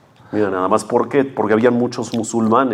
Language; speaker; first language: Spanish; native; Spanish